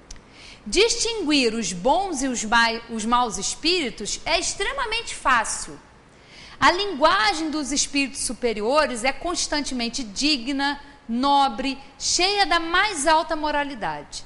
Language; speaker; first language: Portuguese; native; Portuguese